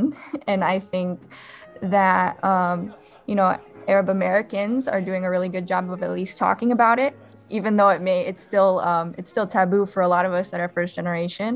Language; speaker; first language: English; early bilingual, other home language; Arabic